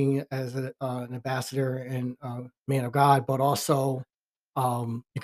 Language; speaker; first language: English; native; English